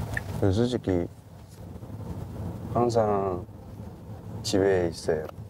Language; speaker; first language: Korean; non-native, fluent; Cantonese